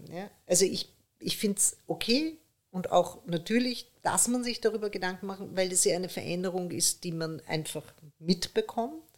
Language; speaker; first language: German; early bilingual, other home language; Persian